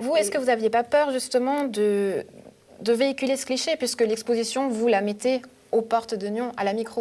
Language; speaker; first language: French; native; French